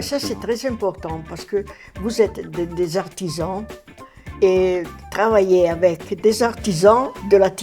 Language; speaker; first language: French; non-native, fluent; Italian